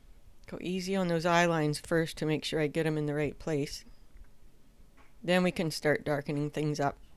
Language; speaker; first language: English; native; English